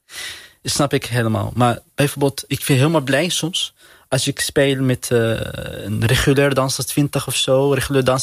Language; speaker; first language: Dutch; non-native, fluent; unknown